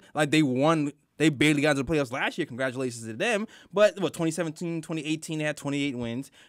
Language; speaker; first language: English; native; English